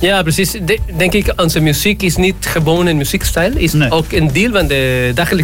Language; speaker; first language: Dutch; non-native, learner; Spanish